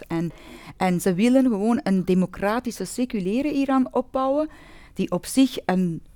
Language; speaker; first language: Dutch; non-native, fluent; Persian